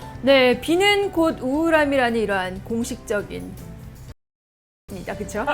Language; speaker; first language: Korean; native; Korean